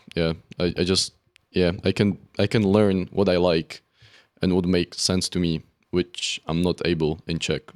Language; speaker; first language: English; non-native, fluent; Czech